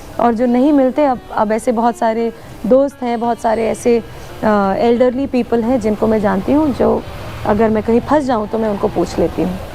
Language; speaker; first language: Hindi; native; Hindi